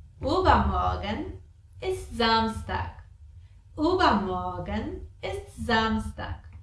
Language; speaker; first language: German; non-native, fluent; Polish